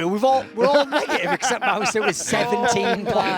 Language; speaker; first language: English; native; English